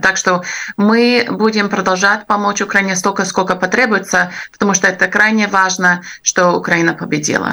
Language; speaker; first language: Russian; non-native, fluent; English